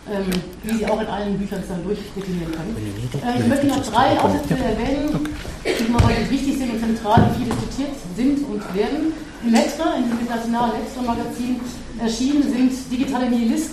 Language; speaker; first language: German; native; German